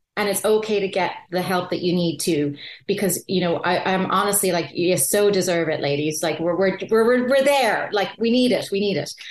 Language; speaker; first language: English; native; English